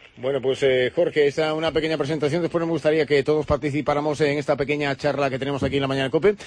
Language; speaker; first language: Spanish; native; Spanish